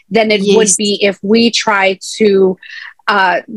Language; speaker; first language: English; native; English